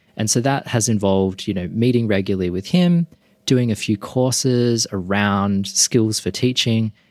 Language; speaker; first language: English; native; English